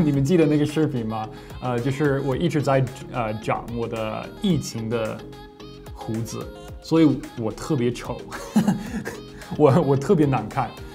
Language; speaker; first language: Chinese; non-native, fluent; English